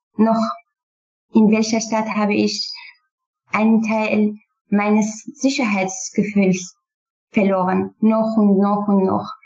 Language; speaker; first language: German; non-native, learner; Kurdish